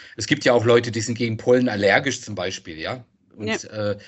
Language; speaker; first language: German; native; German